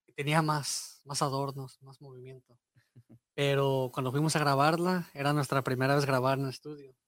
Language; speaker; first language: Spanish; early bilingual, heritage; Spanish